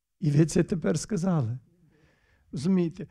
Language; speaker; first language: Ukrainian; early bilingual, heritage; Ukrainian